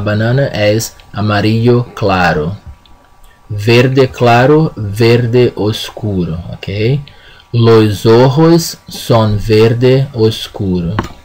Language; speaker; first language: Spanish; non-native, fluent; Portuguese